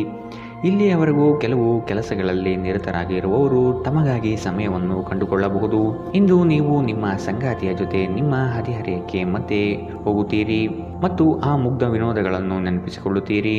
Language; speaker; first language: Kannada; native; Kannada